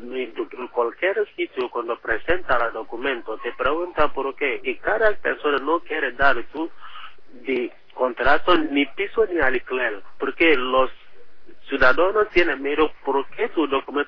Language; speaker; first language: Spanish; non-native, learner; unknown